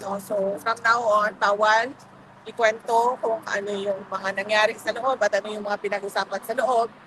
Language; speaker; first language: Filipino; non-native, local second language; Cebuano